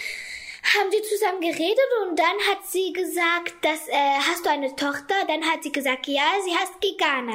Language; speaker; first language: German; early bilingual, other home language; Kurdish